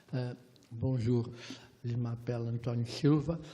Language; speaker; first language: French; non-native, fluent; Portuguese